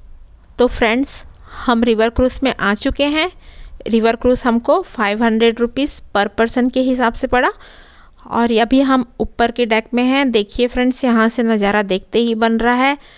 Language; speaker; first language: Hindi; native; Hindi